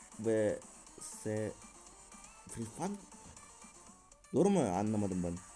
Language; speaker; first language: Turkish; non-native, learner; Russian